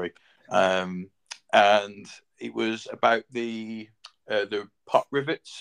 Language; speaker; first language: English; native; English